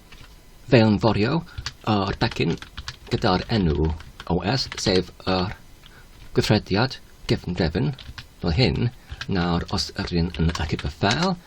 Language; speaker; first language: Welsh; non-native, learner; Polish